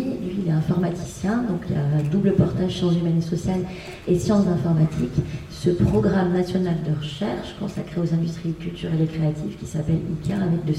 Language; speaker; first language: French; native; French